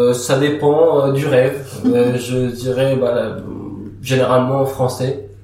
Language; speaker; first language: French; early bilingual, other home language; Aramaic